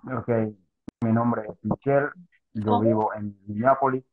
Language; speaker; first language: Spanish; non-native, learner; Haitian Creole